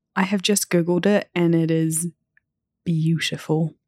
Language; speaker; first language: English; native; English